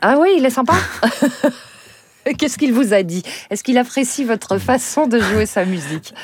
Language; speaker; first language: French; native; French